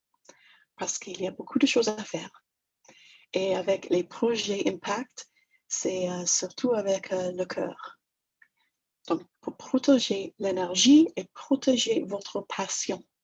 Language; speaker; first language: French; non-native, fluent; English